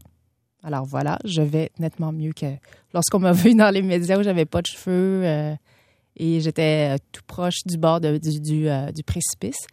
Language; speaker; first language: French; early bilingual, other home language; Vietnamese